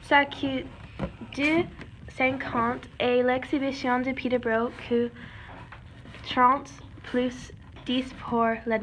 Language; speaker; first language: French; non-native, learner; English